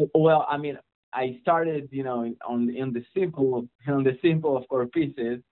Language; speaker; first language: English; non-native, fluent; Hebrew